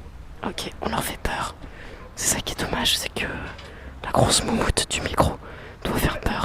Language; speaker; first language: French; native; French